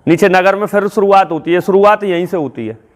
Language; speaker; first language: Hindi; native; Hindi